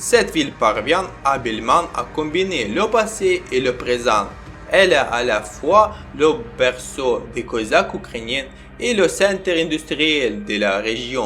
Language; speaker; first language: French; non-native, learner; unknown